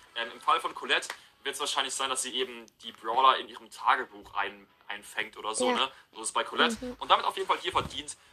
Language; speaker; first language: German; native; German